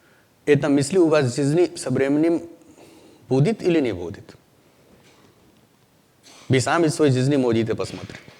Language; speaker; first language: Russian; non-native, learner; Hindi